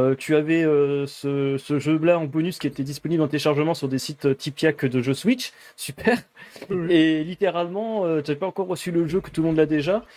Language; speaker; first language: French; native; French